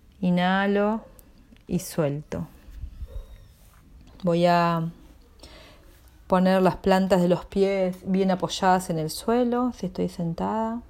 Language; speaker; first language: Spanish; native; Spanish